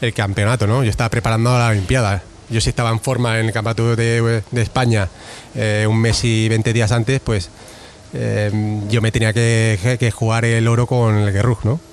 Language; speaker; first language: Spanish; native; Spanish